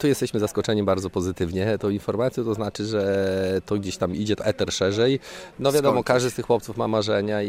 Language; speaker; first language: Polish; native; Polish